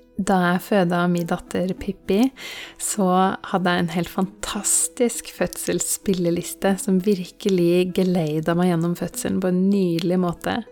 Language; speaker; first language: Norwegian; native; Norwegian